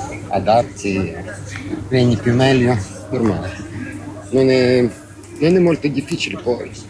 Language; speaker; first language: Italian; non-native, learner; Ukrainian